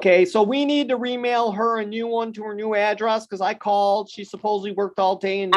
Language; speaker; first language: English; native; English